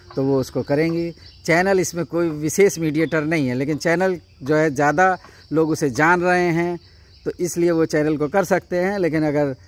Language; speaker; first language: Hindi; native; Hindi